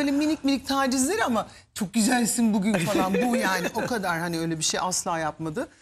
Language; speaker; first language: Turkish; early bilingual, heritage; Turkish